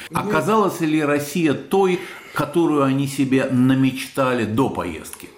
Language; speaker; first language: Russian; native; Russian